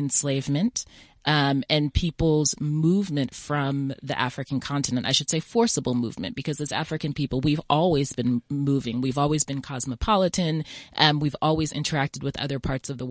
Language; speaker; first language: English; native; English